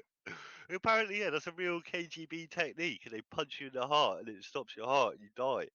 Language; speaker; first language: English; native; English